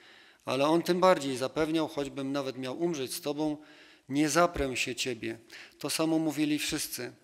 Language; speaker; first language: Polish; native; Polish